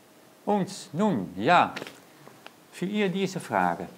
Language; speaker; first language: German; non-native, learner; Dutch